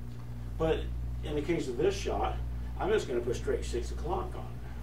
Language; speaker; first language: English; native; English